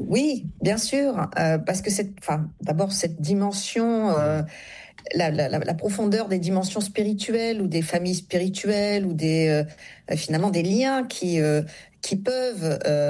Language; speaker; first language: French; native; French